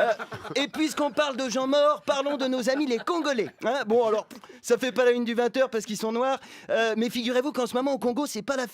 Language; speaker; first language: French; native; French